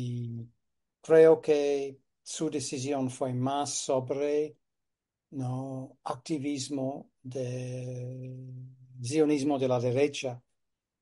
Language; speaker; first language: Spanish; non-native, fluent; English